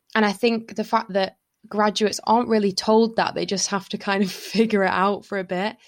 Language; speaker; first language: English; native; English